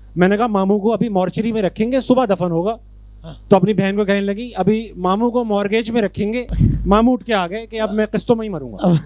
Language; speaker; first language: Urdu; native; Urdu